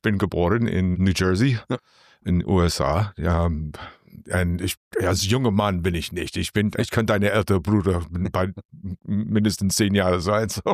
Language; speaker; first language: German; non-native, learner; English